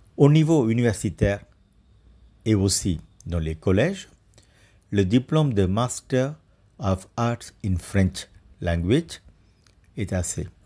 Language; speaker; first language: French; non-native, fluent; Tamil